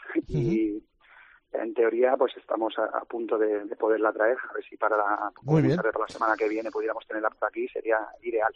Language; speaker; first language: Spanish; native; Spanish